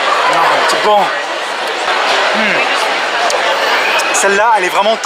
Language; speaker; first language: French; native; French